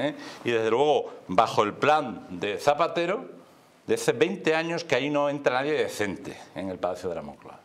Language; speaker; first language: Spanish; native; Spanish